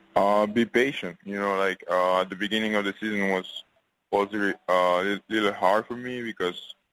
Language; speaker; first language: English; non-native, fluent; French